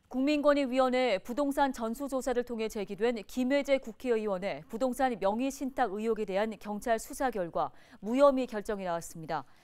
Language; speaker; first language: Korean; native; Korean